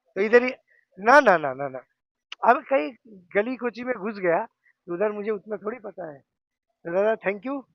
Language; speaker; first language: Hindi; non-native, local second language; Bangla